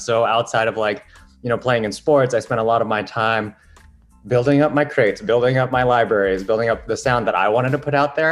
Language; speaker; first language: English; non-native, local second language; Filipino